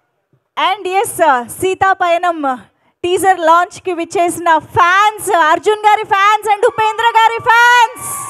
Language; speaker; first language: Telugu; native; Telugu